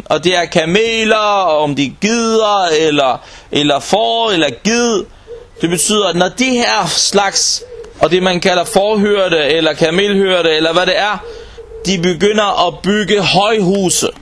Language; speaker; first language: Danish; non-native, local second language; Arabic